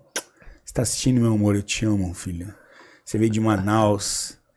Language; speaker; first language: Portuguese; native; Portuguese